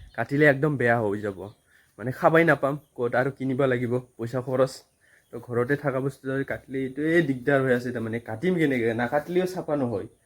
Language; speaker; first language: Assamese; non-native, local second language; Bodo